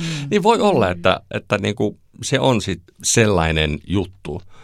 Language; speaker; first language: Finnish; non-native, fluent; German